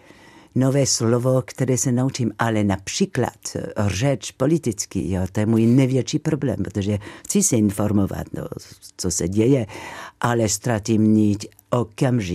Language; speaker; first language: Czech; non-native, fluent; French